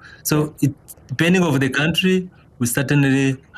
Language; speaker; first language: English; non-native, local second language; Kinyarwanda